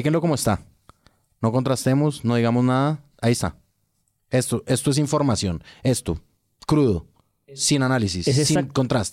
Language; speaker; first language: Spanish; native; Spanish